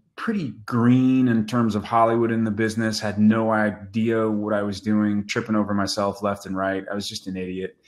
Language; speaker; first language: English; native; English